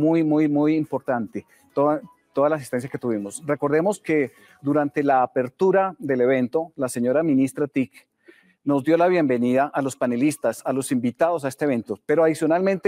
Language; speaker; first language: Spanish; native; Spanish